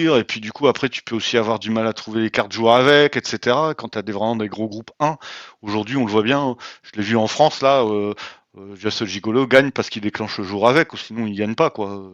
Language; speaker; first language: French; native; French